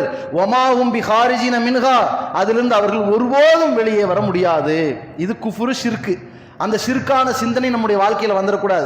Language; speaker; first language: Tamil; native; Tamil